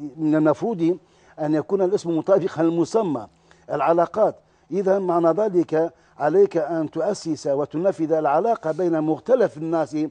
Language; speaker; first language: Arabic; non-native, fluent; Turkish